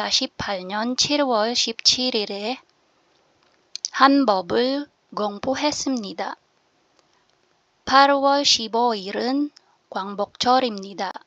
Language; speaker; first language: Korean; non-native, learner; Filipino